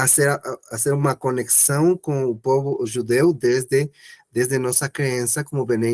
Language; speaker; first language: Portuguese; non-native, learner; Spanish